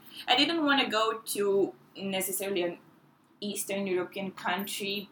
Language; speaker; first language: English; non-native, fluent; Romanian